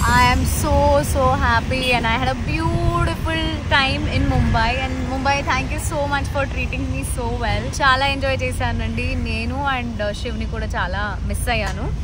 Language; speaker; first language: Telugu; non-native, local second language; Hindi